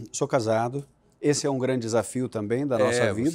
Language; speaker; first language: Portuguese; native; Portuguese